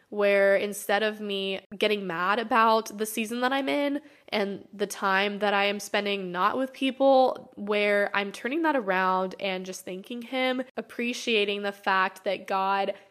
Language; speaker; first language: English; native; English